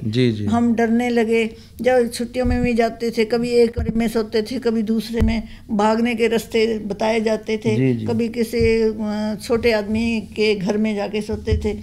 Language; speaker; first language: Hindi; non-native, local second language; Punjabi